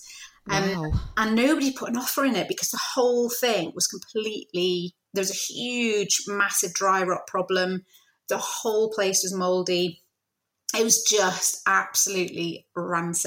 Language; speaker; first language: English; native; English